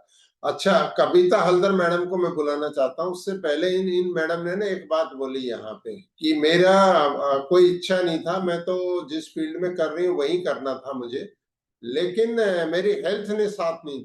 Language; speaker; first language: Hindi; native; Hindi